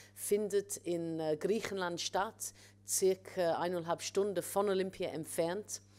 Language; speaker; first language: German; non-native, fluent; English